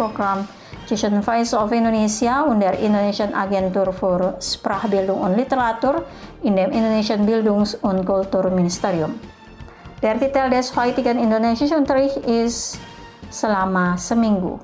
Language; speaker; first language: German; non-native, fluent; Indonesian